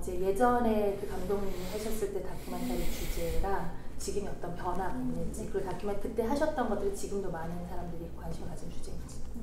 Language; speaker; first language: Korean; native; Korean